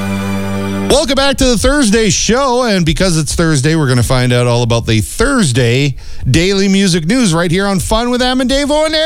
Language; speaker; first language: English; native; English